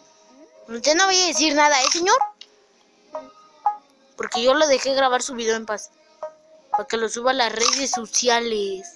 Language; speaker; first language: Spanish; native; Spanish